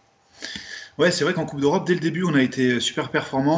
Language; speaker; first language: French; native; French